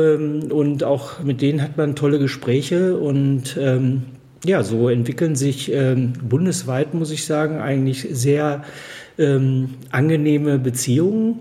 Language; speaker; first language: German; native; German